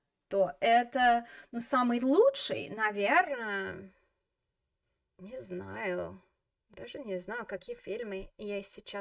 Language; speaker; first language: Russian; non-native, fluent; English